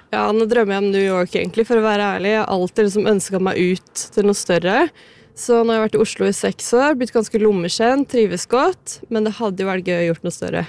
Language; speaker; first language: Norwegian; native; Norwegian